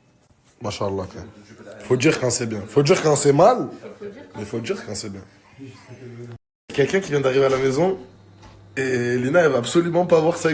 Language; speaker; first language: French; native; French